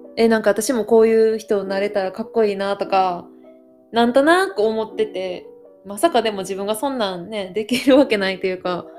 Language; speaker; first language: Japanese; native; Japanese